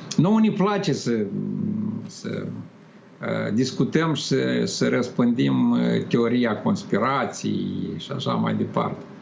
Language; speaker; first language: Romanian; native; Romanian